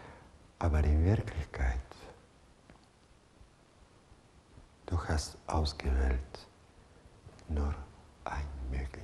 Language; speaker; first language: German; non-native, fluent; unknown